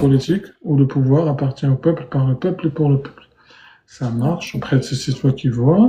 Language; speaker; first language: French; native; French